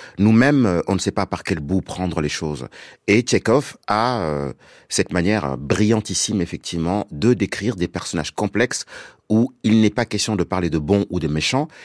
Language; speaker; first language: French; non-native, local second language; Wolof